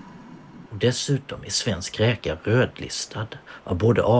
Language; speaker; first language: Swedish; native; Swedish